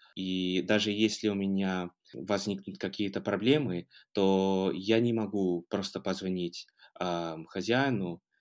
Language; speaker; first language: Russian; non-native, fluent; English